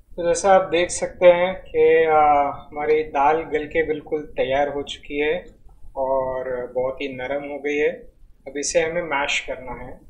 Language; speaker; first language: Hindi; non-native, local second language; Marathi